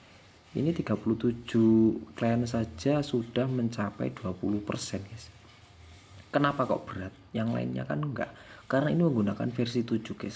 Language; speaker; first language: Indonesian; native; Indonesian